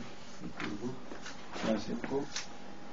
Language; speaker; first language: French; non-native, learner; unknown